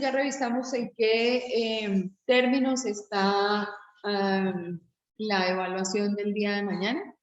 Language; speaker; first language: Spanish; native; Spanish